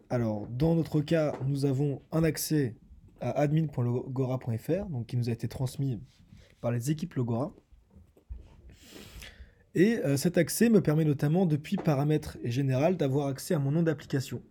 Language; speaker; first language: French; native; French